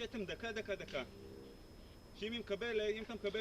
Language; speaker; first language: Hebrew; native; Hebrew